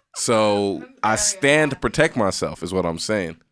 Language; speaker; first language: English; native; English